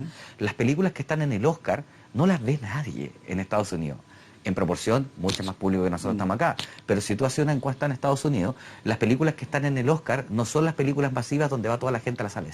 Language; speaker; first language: Spanish; native; Spanish